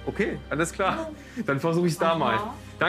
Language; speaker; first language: German; native; German